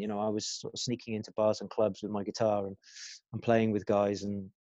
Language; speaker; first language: English; native; English